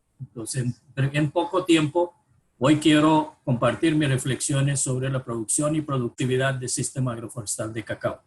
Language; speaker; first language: Spanish; non-native, fluent; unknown